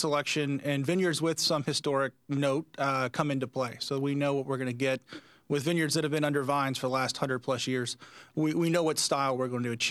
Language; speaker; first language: English; native; English